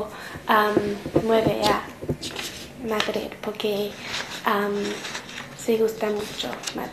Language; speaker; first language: Spanish; non-native, learner; English